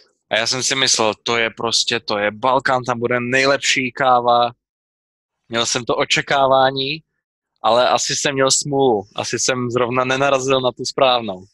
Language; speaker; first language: Czech; native; Czech